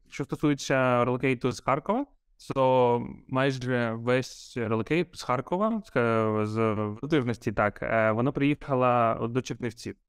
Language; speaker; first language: Ukrainian; non-native, local second language; Russian